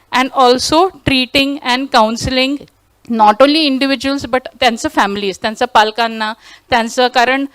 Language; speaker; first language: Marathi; non-native, local second language; Tulu